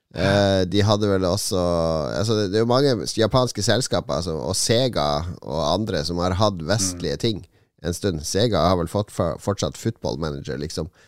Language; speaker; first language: Norwegian; native; Norwegian